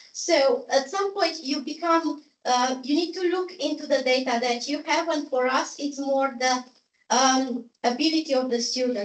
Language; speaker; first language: English; non-native, fluent; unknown